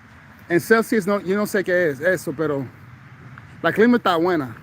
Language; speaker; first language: Spanish; non-native, fluent; English